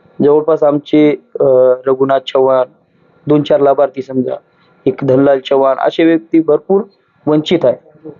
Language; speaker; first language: Marathi; non-native, local second language; Lambadi